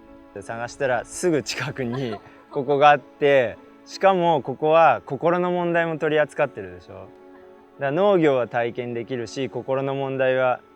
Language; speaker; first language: Japanese; native; Japanese